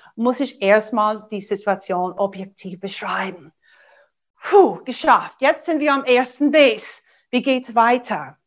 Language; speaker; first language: German; non-native, fluent; English